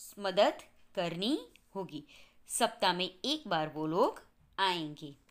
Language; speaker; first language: Hindi; non-native, local second language; Gujarati